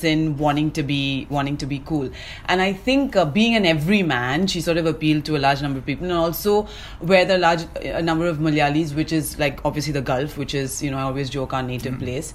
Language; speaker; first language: English; non-native, local second language; Malayalam